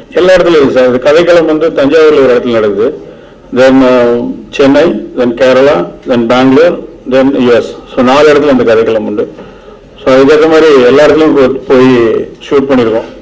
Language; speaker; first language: Tamil; native; Tamil